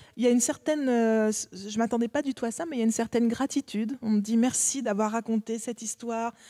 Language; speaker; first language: French; native; French